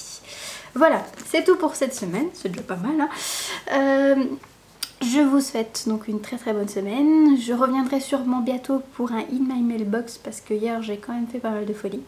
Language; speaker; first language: French; native; French